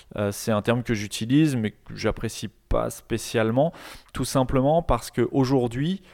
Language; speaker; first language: French; native; French